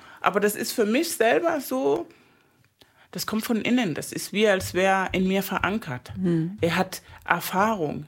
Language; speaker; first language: German; non-native, fluent; Spanish